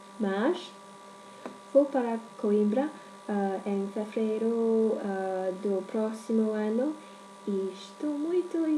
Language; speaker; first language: Portuguese; non-native, learner; Cantonese